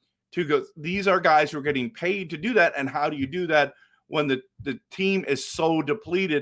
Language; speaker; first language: English; native; English